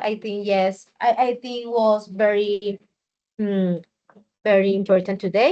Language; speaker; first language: English; non-native, learner; Spanish